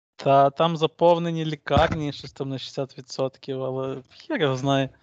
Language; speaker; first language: Ukrainian; native; Ukrainian